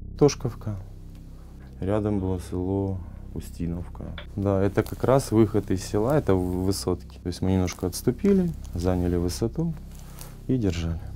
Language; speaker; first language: Russian; native; Russian